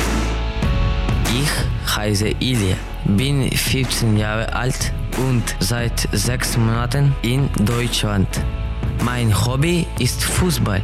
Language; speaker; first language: German; non-native, learner; Ukrainian